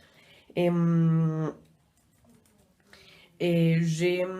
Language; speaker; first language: French; non-native, learner; Spanish